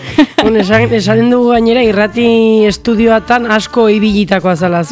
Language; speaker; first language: Basque; native; Basque